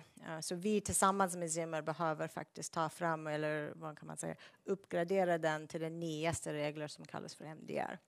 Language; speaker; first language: Swedish; non-native, fluent; English